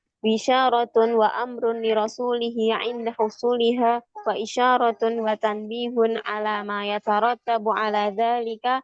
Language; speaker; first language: Arabic; non-native, learner; Indonesian